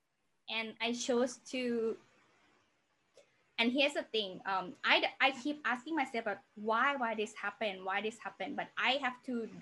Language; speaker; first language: English; non-native, learner; Thai